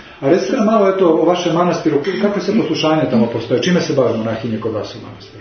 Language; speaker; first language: Serbian; native; Serbian